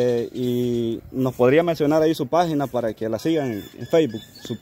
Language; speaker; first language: Spanish; native; Spanish